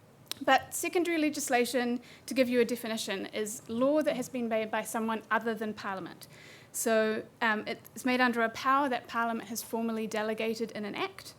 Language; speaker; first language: English; native; English